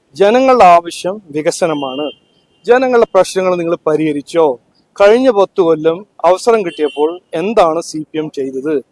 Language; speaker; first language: Malayalam; early bilingual, heritage; Malayalam